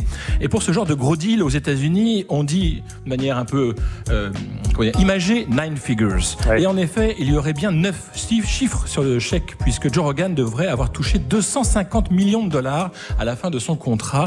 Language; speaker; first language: French; native; French